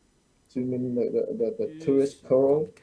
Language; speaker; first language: English; non-native, learner; Vietnamese